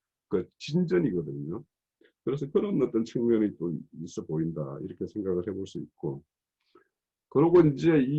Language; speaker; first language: Korean; native; Korean